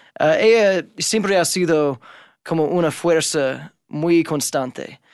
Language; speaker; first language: Spanish; non-native, fluent; English